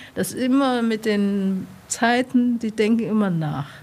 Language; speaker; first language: German; non-native, learner; Chinese